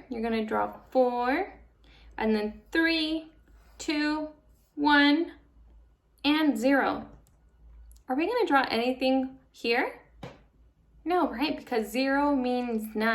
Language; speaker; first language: English; native; English